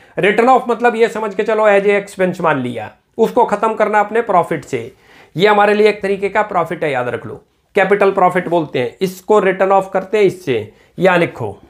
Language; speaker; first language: Hindi; native; Hindi